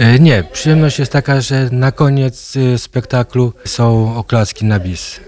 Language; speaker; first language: Polish; native; Polish